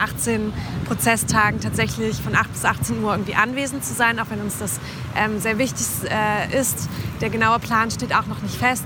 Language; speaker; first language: German; native; German